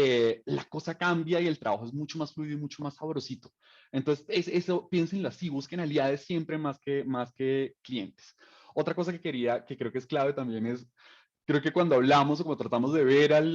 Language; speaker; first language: Spanish; native; Spanish